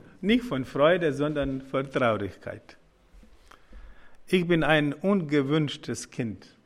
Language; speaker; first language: German; non-native, learner; Croatian